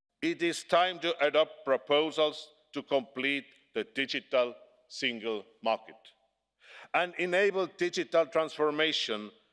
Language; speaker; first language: English; non-native, fluent; Estonian